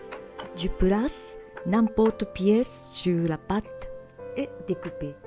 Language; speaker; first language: French; non-native, learner; Japanese